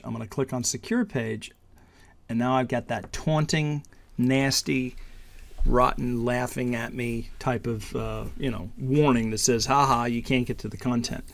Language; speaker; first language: English; native; English